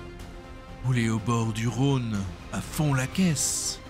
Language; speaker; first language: French; native; French